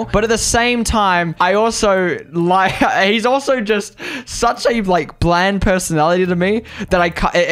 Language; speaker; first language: English; native; English